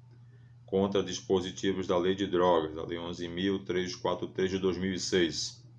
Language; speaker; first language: Portuguese; native; Portuguese